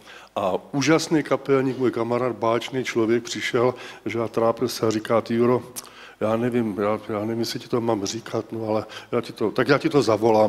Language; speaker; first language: Czech; native; Czech